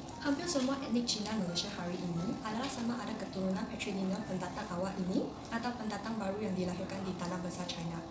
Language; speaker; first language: Malay; non-native, local second language; Chinese